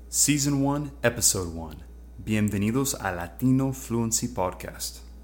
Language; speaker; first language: English; native; English